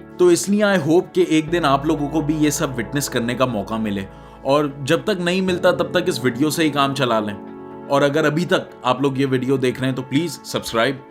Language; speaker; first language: Urdu; native; Urdu